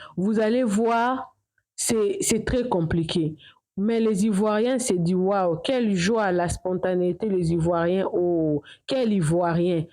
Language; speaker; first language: French; non-native, local second language; Lingala